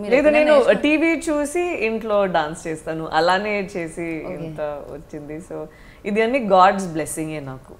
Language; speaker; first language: Telugu; non-native, learner; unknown